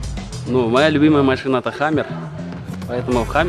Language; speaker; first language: Russian; native; Russian